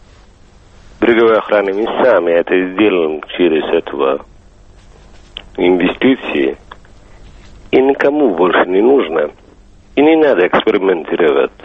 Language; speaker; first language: Russian; non-native, fluent; Somali